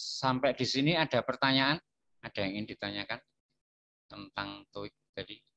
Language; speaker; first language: Indonesian; non-native, local second language; Javanese